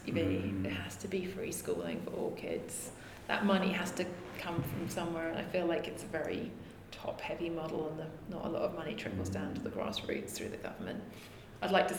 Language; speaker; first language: English; native; English